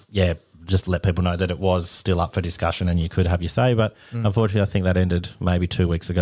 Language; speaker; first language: English; native; English